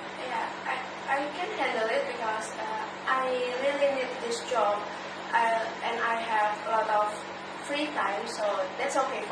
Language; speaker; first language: English; non-native, learner; Indonesian